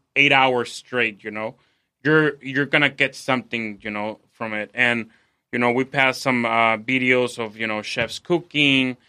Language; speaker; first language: English; non-native, fluent; Spanish